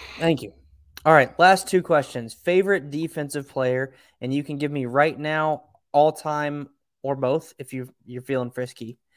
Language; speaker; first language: English; native; English